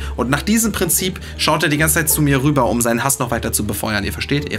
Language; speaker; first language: German; native; German